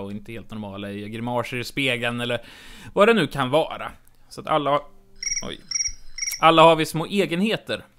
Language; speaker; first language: Swedish; native; Swedish